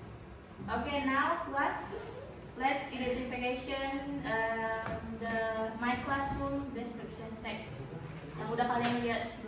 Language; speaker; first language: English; non-native, learner; Indonesian